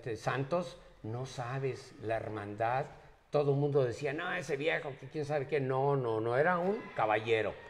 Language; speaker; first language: Spanish; native; Spanish